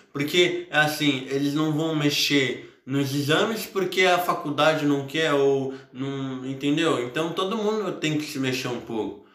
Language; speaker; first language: Portuguese; native; Portuguese